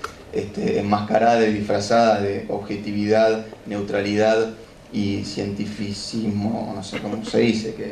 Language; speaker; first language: Spanish; native; Spanish